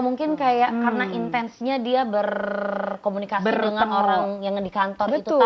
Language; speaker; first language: Indonesian; native; Indonesian